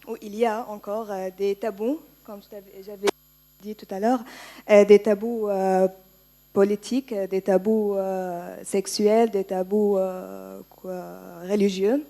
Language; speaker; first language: French; non-native, learner; Arabic